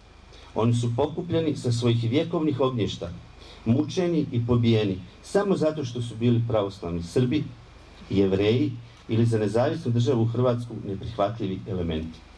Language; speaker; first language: Croatian; native; Croatian